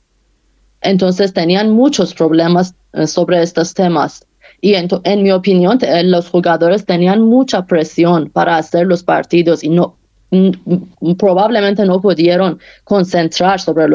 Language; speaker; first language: Spanish; non-native, fluent; Persian